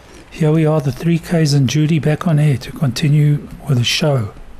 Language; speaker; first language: English; native; English